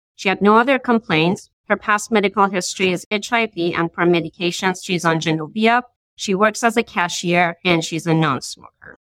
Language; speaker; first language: English; non-native, fluent; Persian